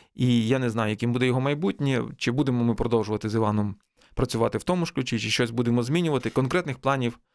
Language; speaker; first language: Ukrainian; native; Ukrainian